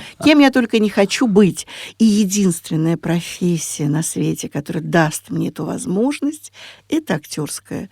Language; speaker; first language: Russian; native; Russian